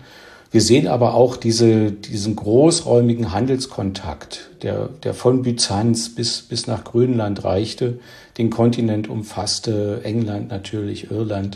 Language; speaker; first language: German; native; German